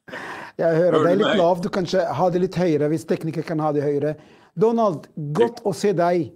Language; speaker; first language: Norwegian; non-native, fluent; Arabic